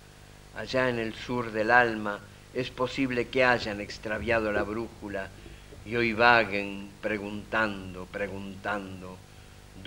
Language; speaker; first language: Spanish; native; Spanish